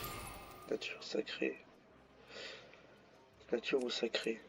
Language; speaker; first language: French; native; French